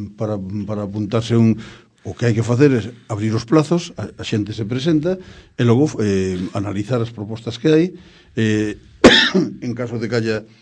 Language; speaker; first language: Galician; native; Galician